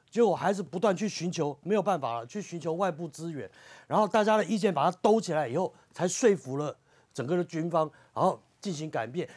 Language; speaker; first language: Chinese; native; Chinese